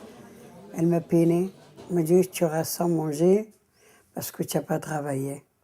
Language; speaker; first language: French; early bilingual, other home language; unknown